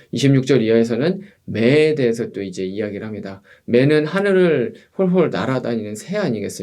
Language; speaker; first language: Korean; native; Korean